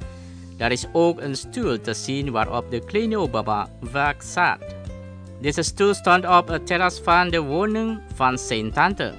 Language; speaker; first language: Dutch; non-native, learner; Indonesian